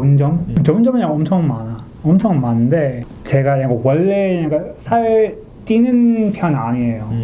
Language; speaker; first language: Korean; non-native, learner; English